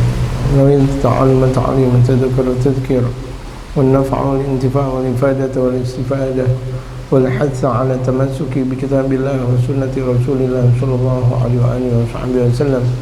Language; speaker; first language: Arabic; non-native, fluent; Indonesian